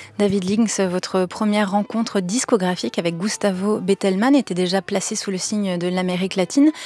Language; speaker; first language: French; native; French